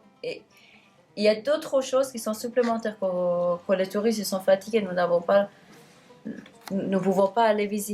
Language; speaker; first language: French; non-native, fluent; Persian